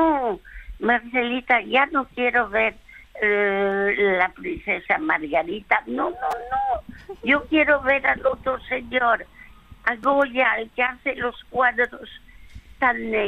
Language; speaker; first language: Spanish; early bilingual, other home language; French